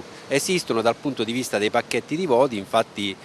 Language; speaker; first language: Italian; native; Italian